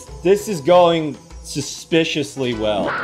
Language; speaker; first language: English; native; English